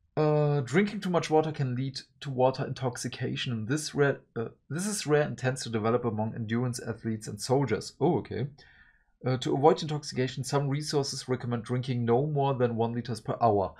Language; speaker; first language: English; early bilingual, other home language; Turkish